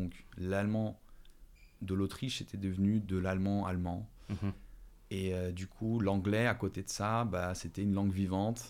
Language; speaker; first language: French; early bilingual, other home language; Dutch